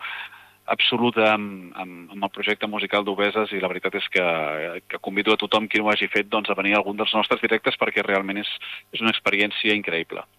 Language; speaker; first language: Catalan; native; Catalan